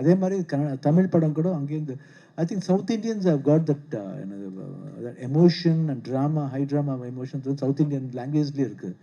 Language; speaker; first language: Tamil; non-native, local second language; Kannada